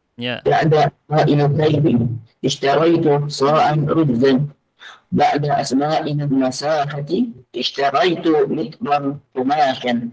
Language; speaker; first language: Arabic; non-native, learner; Indonesian